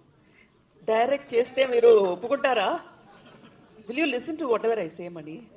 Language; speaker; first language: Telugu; non-native, local second language; Tamil